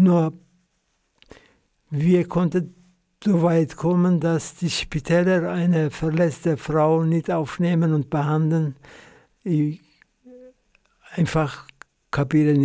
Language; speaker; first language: German; non-native, fluent; Kurdish